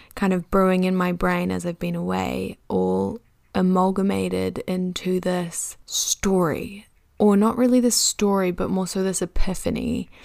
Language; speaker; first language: English; native; English